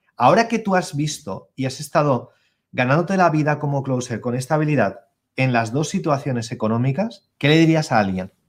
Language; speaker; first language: Spanish; native; Spanish